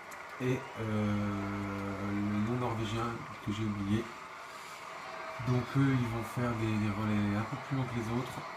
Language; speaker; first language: French; native; French